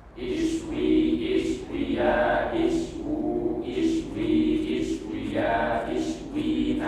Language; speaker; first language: Arabic; non-native, learner; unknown